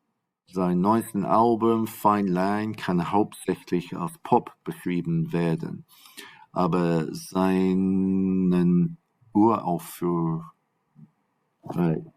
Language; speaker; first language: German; non-native, fluent; English